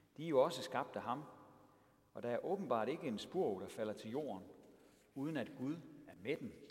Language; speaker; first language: Danish; native; Danish